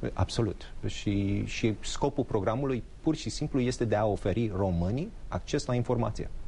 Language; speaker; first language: Romanian; early bilingual, heritage; English